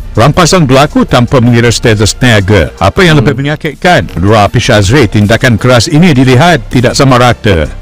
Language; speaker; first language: Malay; native; Malay